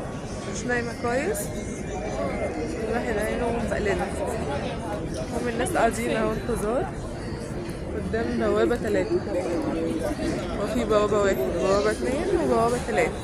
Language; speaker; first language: Arabic; native; Arabic